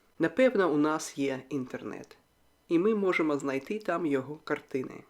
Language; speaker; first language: Ukrainian; non-native, local second language; Russian